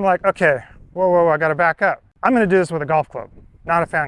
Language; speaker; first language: English; native; English